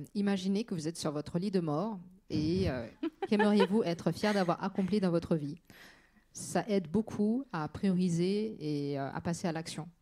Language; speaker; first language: French; native; French